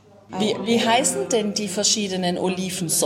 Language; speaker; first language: German; native; German